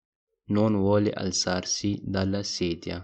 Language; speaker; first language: Italian; non-native, fluent; Pashto